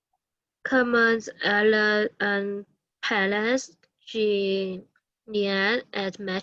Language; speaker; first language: French; non-native, learner; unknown